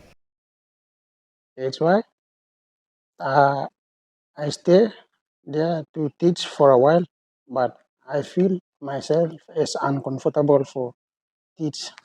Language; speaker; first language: English; non-native, learner; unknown